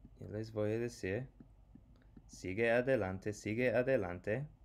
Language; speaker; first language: Spanish; non-native, fluent; English